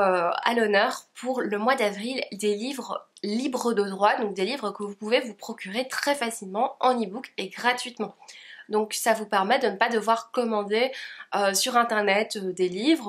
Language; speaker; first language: French; native; French